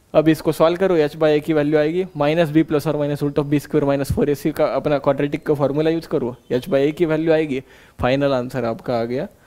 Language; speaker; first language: Hindi; non-native, local second language; Marathi